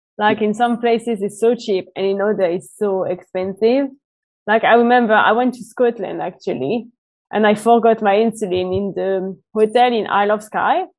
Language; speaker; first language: English; non-native, fluent; French